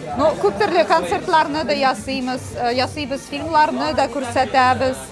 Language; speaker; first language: Tatar; native; Tatar